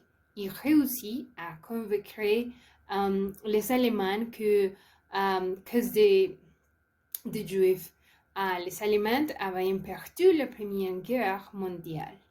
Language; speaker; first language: French; non-native, learner; Spanish